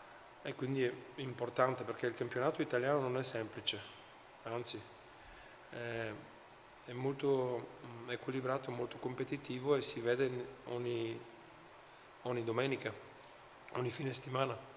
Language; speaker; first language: Italian; non-native, fluent; Bulgarian